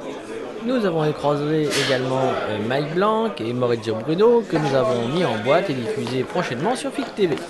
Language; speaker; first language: French; native; French